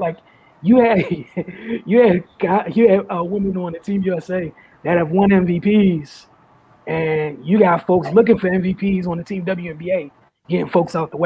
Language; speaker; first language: English; native; English